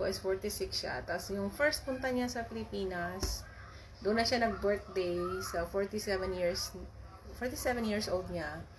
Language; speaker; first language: Filipino; non-native, local second language; Cebuano